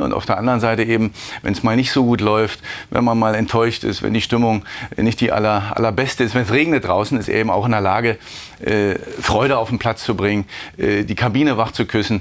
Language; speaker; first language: German; native; German